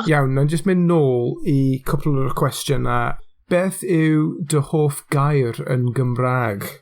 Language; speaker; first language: Welsh; non-native, local second language; English